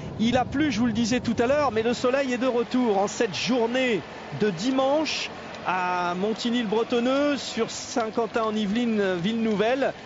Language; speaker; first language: French; native; French